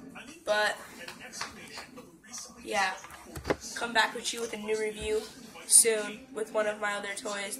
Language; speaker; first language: English; native; English